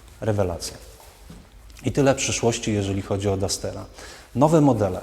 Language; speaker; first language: Polish; native; Polish